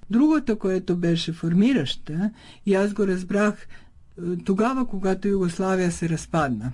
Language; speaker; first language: Bulgarian; early bilingual, heritage; Croatian